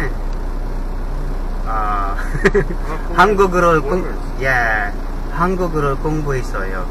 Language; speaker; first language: Korean; non-native, learner; Filipino